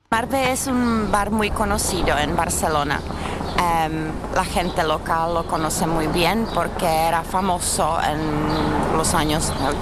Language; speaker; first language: Spanish; non-native, learner; Czech